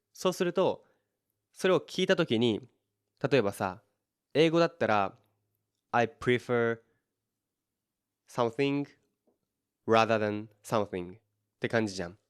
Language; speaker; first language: Japanese; native; Japanese